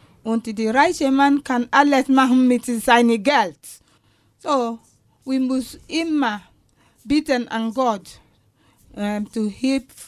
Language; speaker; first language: German; non-native, learner; Igbo